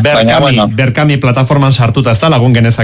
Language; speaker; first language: Basque; native; Basque